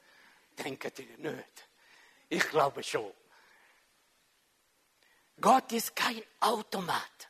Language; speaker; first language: German; non-native, local second language; French